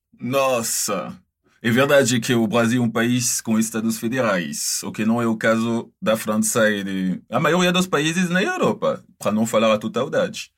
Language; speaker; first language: Portuguese; non-native, fluent; French